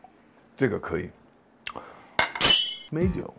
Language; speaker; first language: Chinese; non-native, fluent; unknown